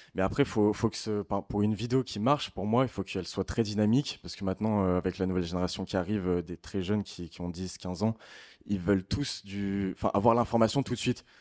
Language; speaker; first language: French; native; French